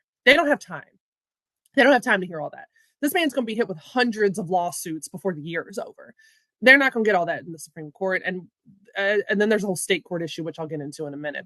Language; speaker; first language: English; native; English